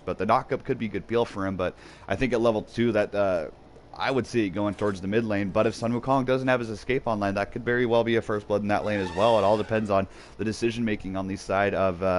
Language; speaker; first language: English; native; English